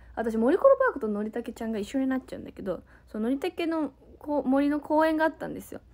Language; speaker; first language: Japanese; native; Japanese